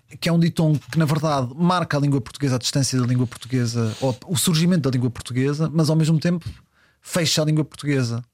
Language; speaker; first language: Portuguese; early bilingual, heritage; Portuguese